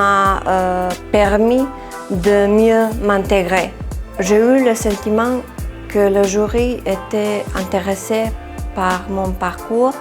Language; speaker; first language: French; non-native, fluent; Serbian